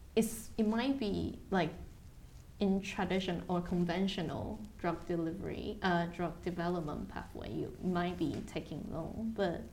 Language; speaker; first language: English; non-native, fluent; Chinese